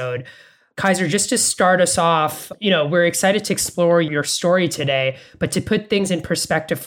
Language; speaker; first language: English; non-native, local second language; Bangla